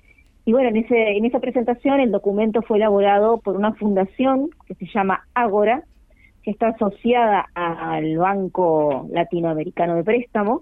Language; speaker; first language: Spanish; native; Spanish